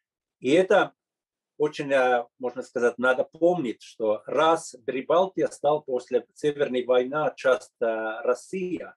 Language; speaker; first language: Russian; non-native, fluent; Finnish